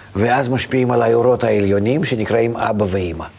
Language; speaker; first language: Hebrew; non-native, fluent; Russian